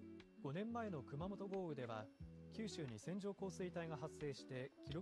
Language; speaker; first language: Japanese; native; Japanese